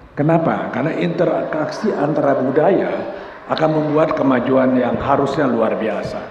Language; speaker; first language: Indonesian; non-native, local second language; Minangkabau